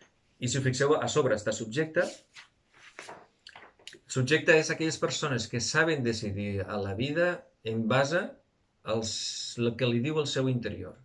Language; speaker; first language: Catalan; native; Catalan